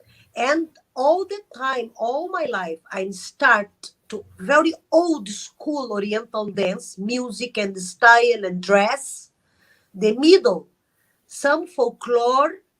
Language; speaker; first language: English; non-native, learner; Arabic